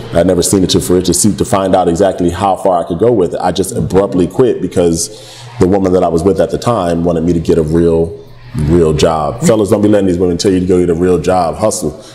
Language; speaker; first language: English; native; English